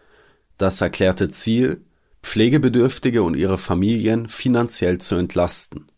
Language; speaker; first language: German; native; German